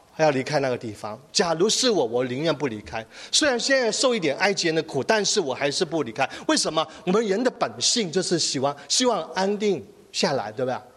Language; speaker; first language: Chinese; native; Chinese